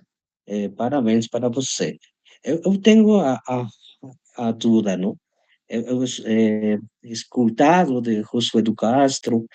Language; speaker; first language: Portuguese; non-native, learner; Spanish